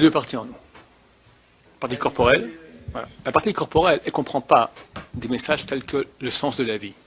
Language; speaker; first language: French; native; French